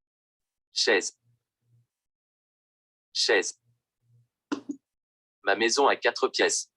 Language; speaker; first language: French; non-native, learner; Vietnamese